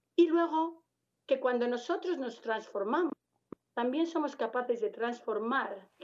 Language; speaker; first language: Spanish; native; Spanish